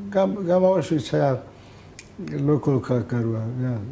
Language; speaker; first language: Hebrew; non-native, fluent; Hungarian